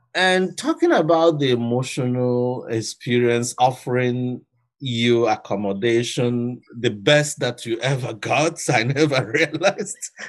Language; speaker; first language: English; non-native, local second language; Igbo